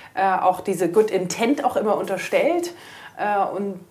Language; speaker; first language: German; native; German